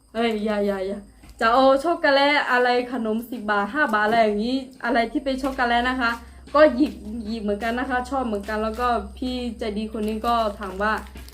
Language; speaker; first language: Thai; non-native, local second language; Akha